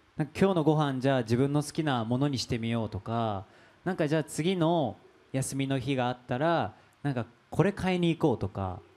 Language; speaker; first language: Japanese; native; Japanese